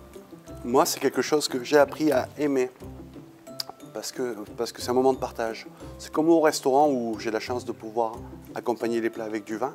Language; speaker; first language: French; native; French